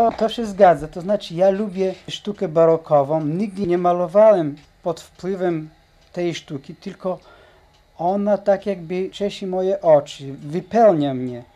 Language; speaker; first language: Polish; non-native, fluent; Bulgarian